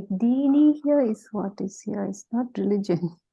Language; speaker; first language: English; non-native, local second language; Malay